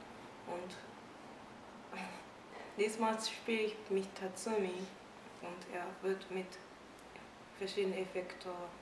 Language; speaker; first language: German; non-native, fluent; Japanese